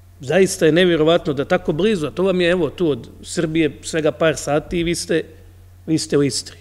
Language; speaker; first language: Serbian; native; Serbian